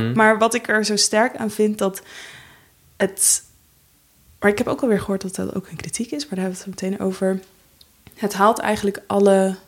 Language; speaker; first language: Dutch; native; Dutch